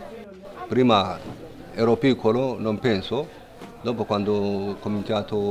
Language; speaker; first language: Italian; non-native, learner; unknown